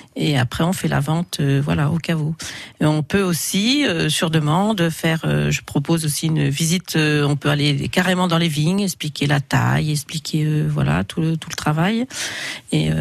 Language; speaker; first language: French; native; French